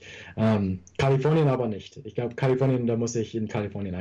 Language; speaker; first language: German; non-native, fluent; English